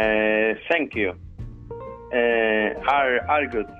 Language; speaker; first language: English; non-native, learner; Spanish